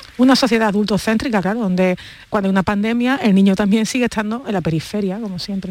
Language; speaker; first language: Spanish; native; Spanish